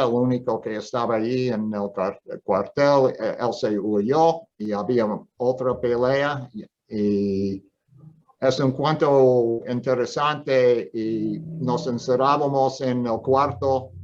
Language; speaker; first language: Spanish; non-native, fluent; English